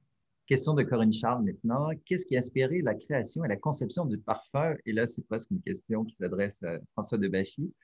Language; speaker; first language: French; native; French